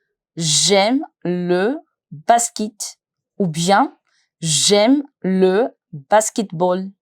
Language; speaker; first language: French; non-native, fluent; Hindi